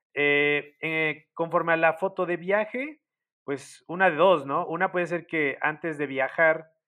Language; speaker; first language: Spanish; native; Spanish